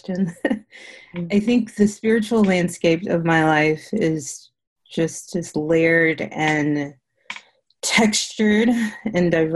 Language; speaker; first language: English; native; English